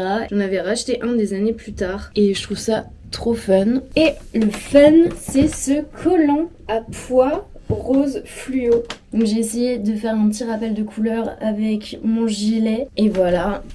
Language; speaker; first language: French; native; French